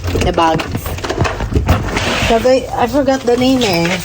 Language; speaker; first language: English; non-native, learner; Filipino